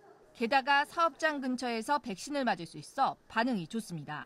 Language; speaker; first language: Korean; native; Korean